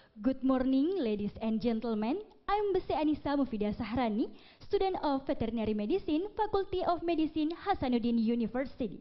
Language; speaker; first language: English; non-native, fluent; Indonesian